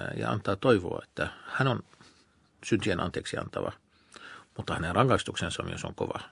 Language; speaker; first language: Finnish; non-native, fluent; Arabic